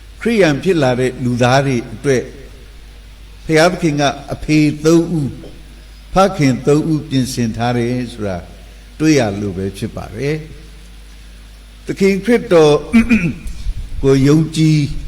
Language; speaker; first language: Burmese; non-native, local second language; S'gaw Karen